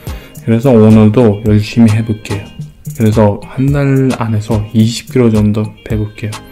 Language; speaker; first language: Korean; non-native, learner; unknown